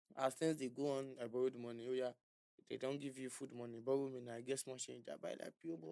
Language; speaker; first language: English; non-native, local second language; Yoruba